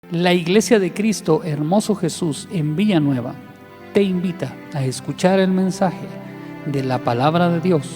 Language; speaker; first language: Spanish; native; Spanish